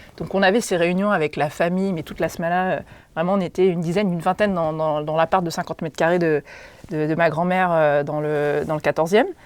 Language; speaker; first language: French; native; French